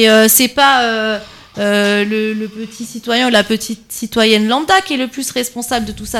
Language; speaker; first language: French; native; French